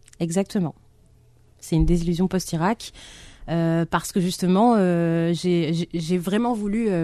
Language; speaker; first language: French; non-native, local second language; Arabic